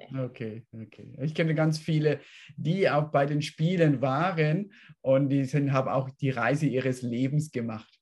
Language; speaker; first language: German; native; German